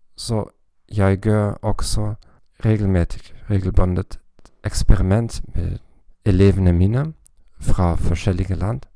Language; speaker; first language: Norwegian; non-native, learner; German